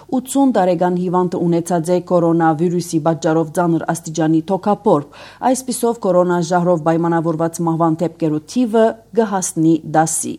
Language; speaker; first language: Armenian; native; Armenian